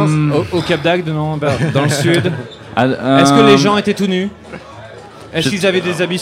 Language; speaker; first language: French; native; French